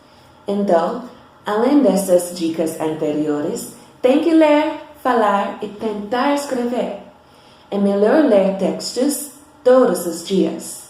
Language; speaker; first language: Portuguese; non-native, fluent; English